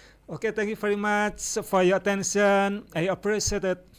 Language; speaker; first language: English; non-native, fluent; Indonesian